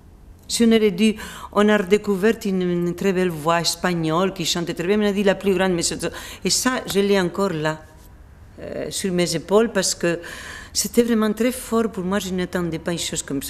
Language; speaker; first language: French; non-native, fluent; Spanish